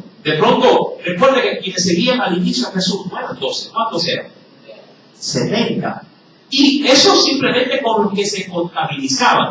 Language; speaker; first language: Spanish; native; Spanish